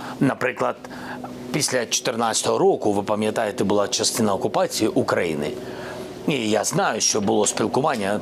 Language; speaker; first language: Ukrainian; non-native, local second language; Russian